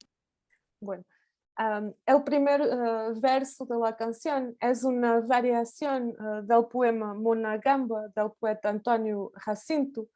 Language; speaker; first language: Spanish; non-native, fluent; Portuguese